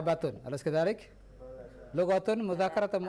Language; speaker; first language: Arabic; non-native, fluent; Indonesian